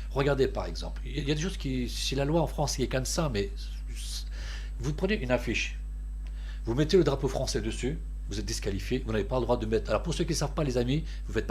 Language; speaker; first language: French; early bilingual, other home language; Turkish